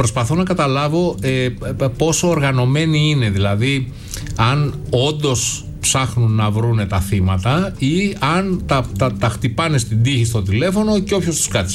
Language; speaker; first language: Greek; native; Greek